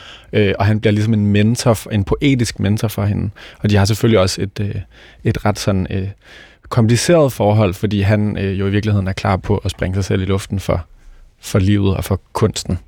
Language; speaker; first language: Danish; native; Danish